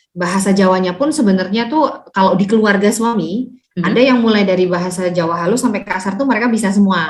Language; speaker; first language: Indonesian; native; Indonesian